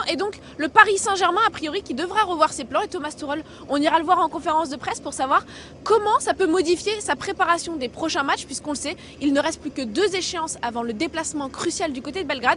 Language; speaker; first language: French; native; French